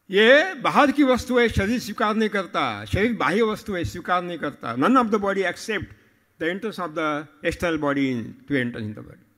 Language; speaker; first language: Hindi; non-native, local second language; Marathi